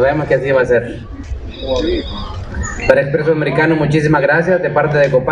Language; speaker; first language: Spanish; native; Spanish